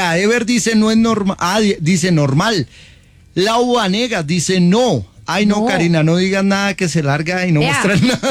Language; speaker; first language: Spanish; native; Spanish